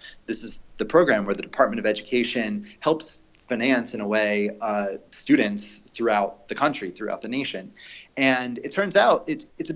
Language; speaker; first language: English; native; English